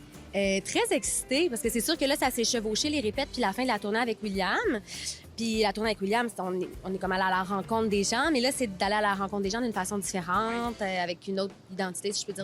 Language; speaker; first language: French; native; French